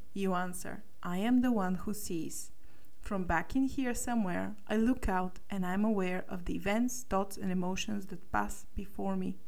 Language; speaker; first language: English; non-native, fluent; Bulgarian